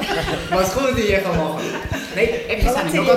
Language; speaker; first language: German; native; German